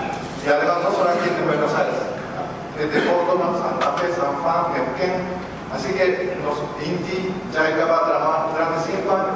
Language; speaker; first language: Spanish; non-native, fluent; Japanese